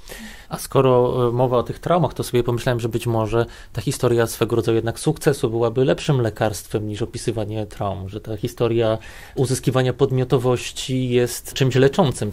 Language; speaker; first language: Polish; native; Polish